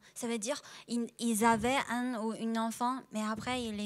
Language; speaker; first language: French; non-native, fluent; Chinese